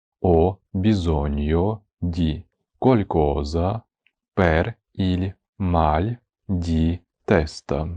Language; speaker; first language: Italian; non-native, fluent; Ukrainian